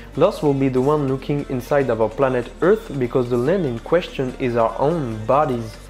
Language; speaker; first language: English; non-native, fluent; French